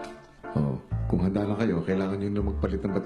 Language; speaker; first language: Filipino; native; Filipino